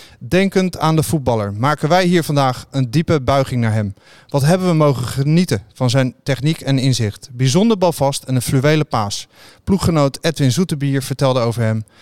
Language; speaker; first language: Dutch; native; Dutch